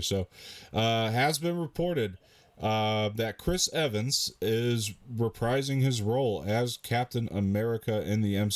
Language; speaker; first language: English; native; English